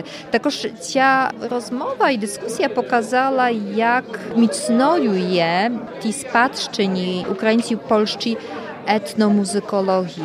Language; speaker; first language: Polish; non-native, learner; Ukrainian